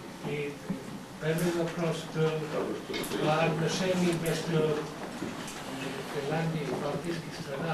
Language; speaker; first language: Russian; non-native, learner; Finnish